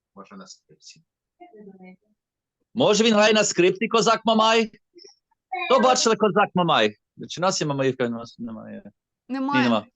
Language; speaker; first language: Ukrainian; early bilingual, heritage; Ukrainian